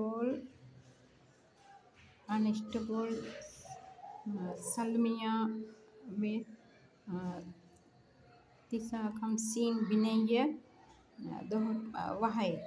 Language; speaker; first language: Arabic; non-native, learner; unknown